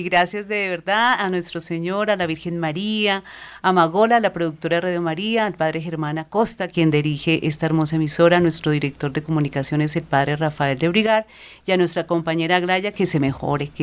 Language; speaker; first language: Spanish; native; Spanish